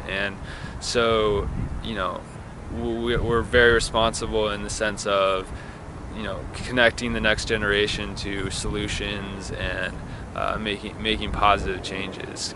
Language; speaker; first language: English; native; English